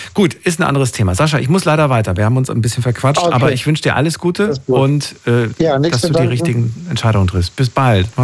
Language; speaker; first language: German; native; German